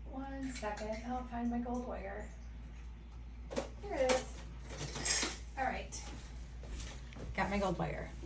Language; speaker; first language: English; native; English